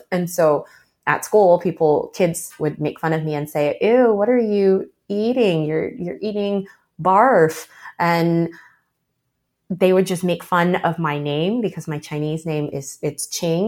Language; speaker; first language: English; early bilingual, other home language; Chinese